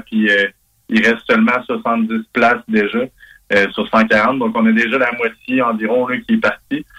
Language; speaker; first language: French; native; French